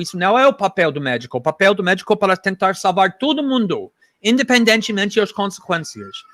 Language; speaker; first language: Portuguese; non-native, fluent; English